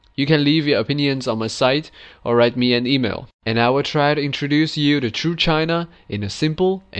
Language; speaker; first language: English; non-native, fluent; Chinese